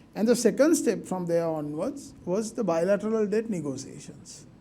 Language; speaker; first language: English; non-native, local second language; Sinhala